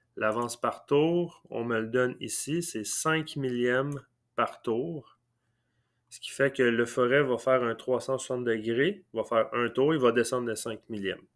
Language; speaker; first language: French; native; French